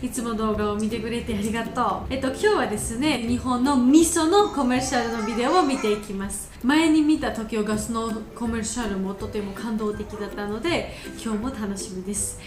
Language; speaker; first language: Japanese; non-native, learner; Georgian